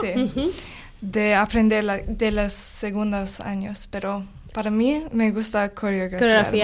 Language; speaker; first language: Spanish; non-native, learner; English